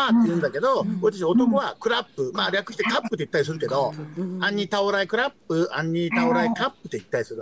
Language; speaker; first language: Japanese; native; Japanese